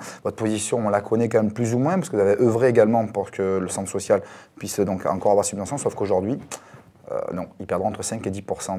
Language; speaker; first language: French; native; French